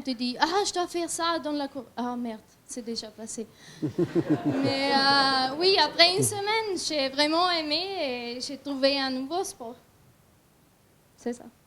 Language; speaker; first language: French; non-native, learner; German